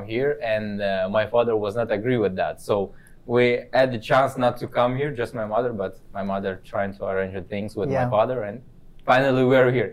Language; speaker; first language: English; non-native, fluent; Kazakh